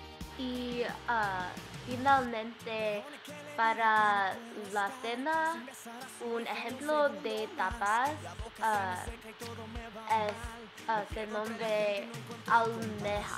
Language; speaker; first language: Spanish; non-native, learner; English